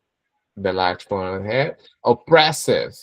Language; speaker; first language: English; non-native, fluent; Spanish